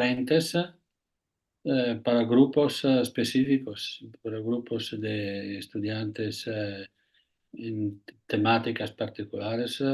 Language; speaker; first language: Spanish; non-native, fluent; Italian